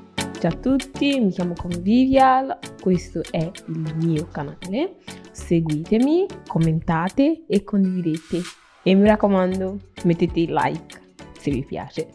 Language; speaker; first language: Italian; non-native, learner; Nigerian Pidgin